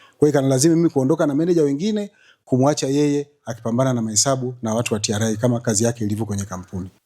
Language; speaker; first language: Swahili; native; Swahili